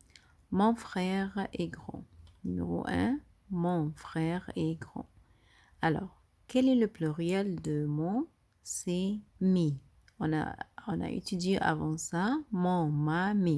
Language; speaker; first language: French; non-native, fluent; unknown